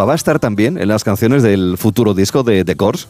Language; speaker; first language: Spanish; native; Spanish